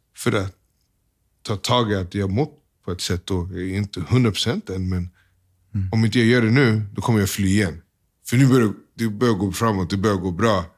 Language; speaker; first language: Swedish; early bilingual, other home language; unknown